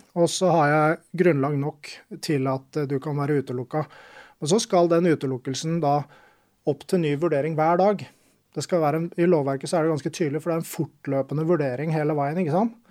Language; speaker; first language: Norwegian; native; Norwegian